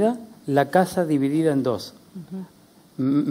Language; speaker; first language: Spanish; native; Spanish